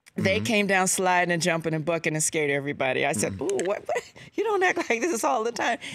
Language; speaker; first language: English; native; English